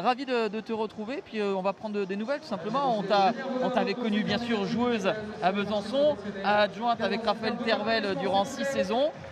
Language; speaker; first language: French; native; French